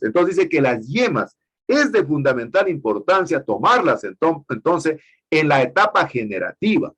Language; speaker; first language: Spanish; native; Spanish